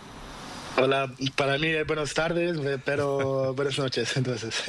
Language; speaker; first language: Spanish; non-native, learner; Portuguese